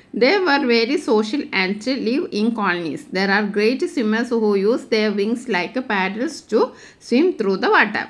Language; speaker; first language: English; non-native, local second language; Malayalam